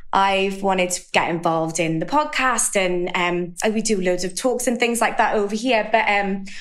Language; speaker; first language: English; native; English